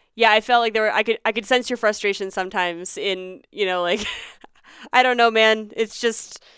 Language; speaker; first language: English; native; English